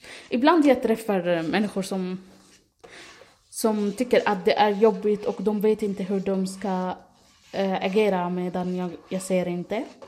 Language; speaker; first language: Swedish; non-native, fluent; Arabic